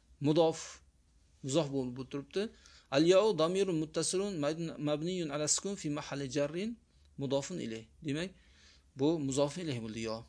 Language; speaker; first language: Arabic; non-native, fluent; Uzbek